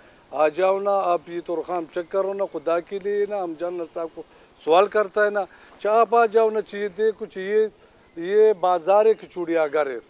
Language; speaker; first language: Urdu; non-native, local second language; Pashto